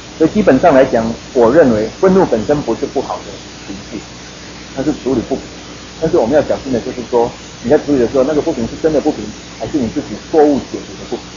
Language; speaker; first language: Chinese; native; Chinese